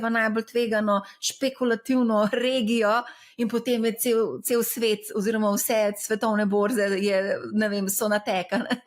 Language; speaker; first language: Slovenian; native; Slovenian